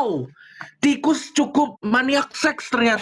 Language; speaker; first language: Indonesian; native; Indonesian